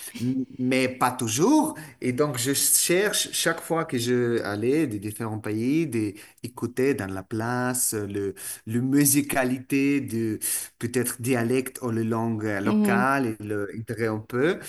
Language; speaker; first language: French; non-native, fluent; Russian